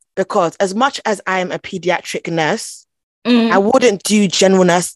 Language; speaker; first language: English; non-native, local second language; Akan